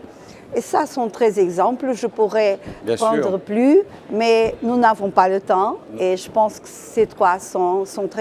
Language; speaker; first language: French; non-native, fluent; Portuguese